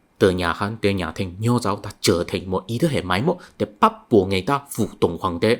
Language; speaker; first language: Vietnamese; non-native, fluent; Chinese